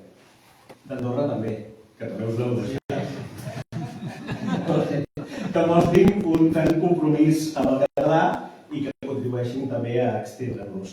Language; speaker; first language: Catalan; native; Catalan